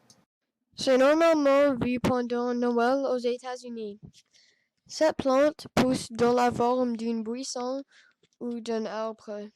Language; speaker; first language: French; non-native, learner; English